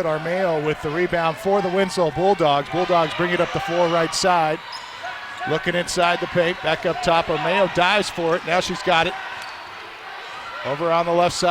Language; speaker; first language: English; native; English